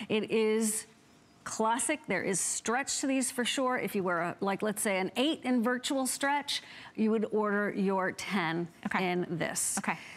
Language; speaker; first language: English; native; English